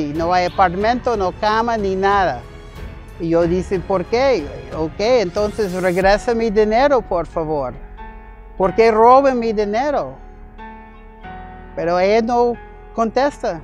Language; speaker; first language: Spanish; non-native, learner; English